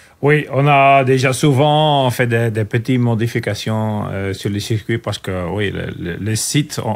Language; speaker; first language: French; non-native, local second language; Dutch